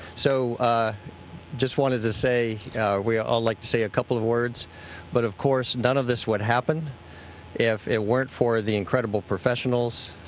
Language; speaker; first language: English; native; English